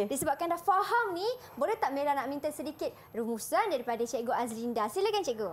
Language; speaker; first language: Malay; native; Malay